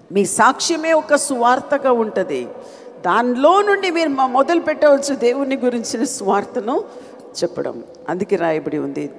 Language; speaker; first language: Telugu; non-native, fluent; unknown